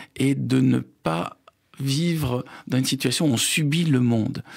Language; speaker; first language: French; native; French